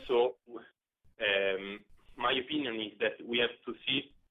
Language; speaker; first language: English; non-native, learner; Italian